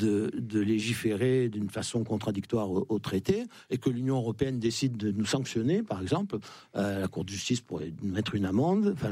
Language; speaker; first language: French; native; French